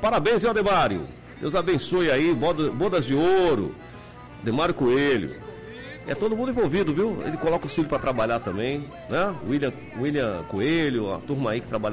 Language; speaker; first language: Portuguese; native; Portuguese